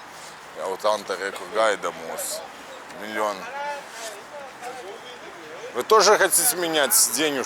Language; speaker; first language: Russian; non-native, fluent; Latvian